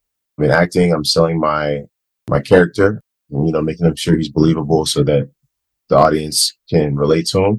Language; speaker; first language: English; non-native, local second language; Akan